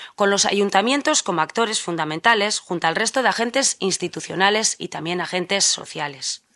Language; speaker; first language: Spanish; native; Spanish